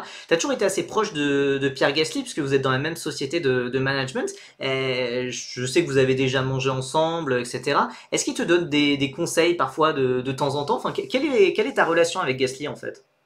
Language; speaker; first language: French; native; French